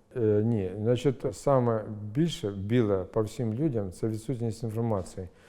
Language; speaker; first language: Ukrainian; non-native, local second language; Russian